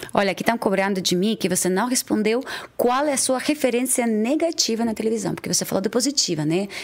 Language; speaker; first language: Portuguese; non-native, fluent; Russian